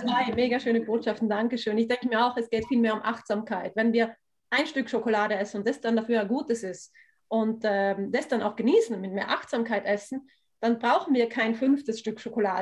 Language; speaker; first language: German; native; German